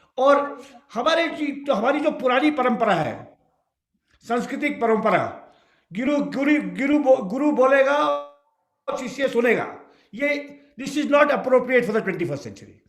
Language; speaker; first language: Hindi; non-native, local second language; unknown